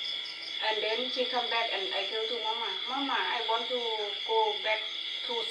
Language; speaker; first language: English; non-native, learner; Thai